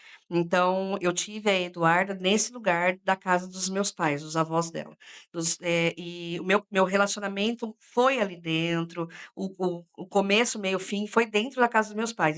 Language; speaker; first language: Portuguese; native; Portuguese